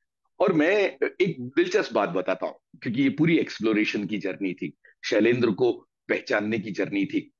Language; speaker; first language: Hindi; native; Hindi